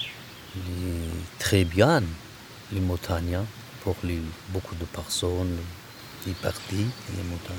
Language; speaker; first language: French; non-native, learner; Kurdish